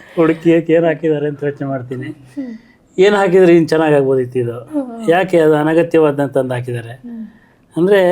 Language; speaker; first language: Kannada; native; Kannada